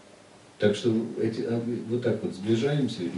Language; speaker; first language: Russian; native; Russian